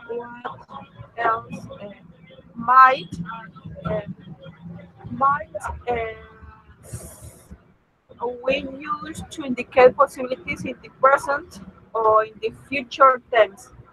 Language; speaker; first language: English; non-native, learner; Spanish